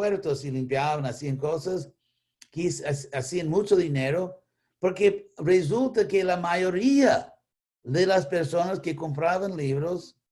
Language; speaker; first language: Spanish; non-native, fluent; English